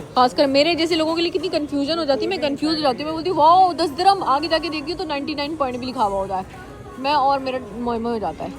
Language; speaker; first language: Urdu; native; Urdu